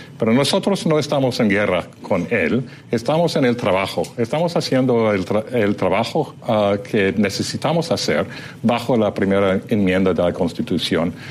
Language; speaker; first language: Spanish; non-native, fluent; English